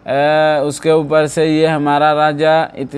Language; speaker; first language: Hindi; non-native, fluent; Oromo